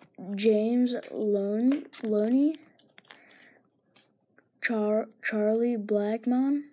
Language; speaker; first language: English; native; English